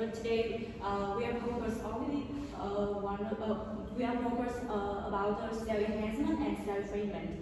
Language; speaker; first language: English; non-native, learner; Vietnamese